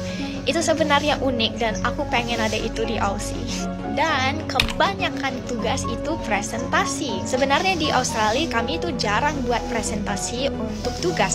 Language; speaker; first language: Indonesian; non-native, fluent; English